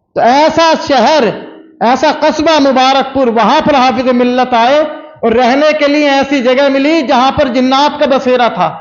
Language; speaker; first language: Urdu; native; Urdu